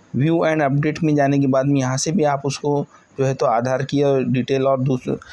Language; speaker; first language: Hindi; non-native, local second language; Marathi